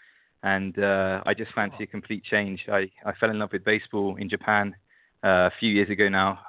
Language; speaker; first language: English; native; English